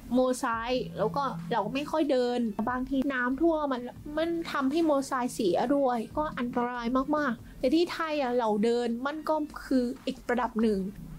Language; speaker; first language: Thai; non-native, fluent; Vietnamese